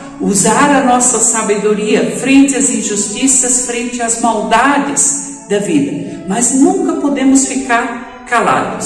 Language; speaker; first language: Portuguese; native; Portuguese